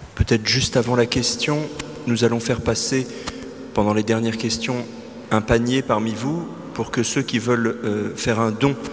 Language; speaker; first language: French; native; French